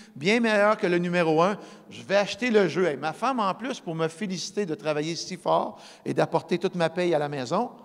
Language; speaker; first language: French; native; French